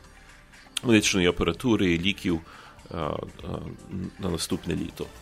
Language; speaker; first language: Ukrainian; early bilingual, heritage; Ukrainian